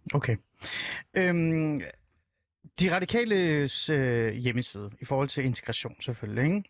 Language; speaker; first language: Danish; early bilingual, other home language; Persian